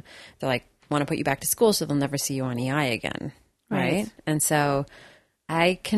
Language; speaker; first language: English; native; English